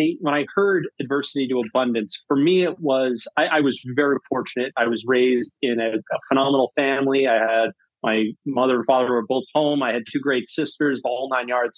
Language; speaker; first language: English; native; English